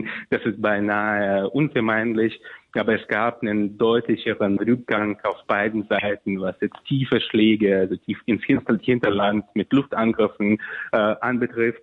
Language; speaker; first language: German; non-native, fluent; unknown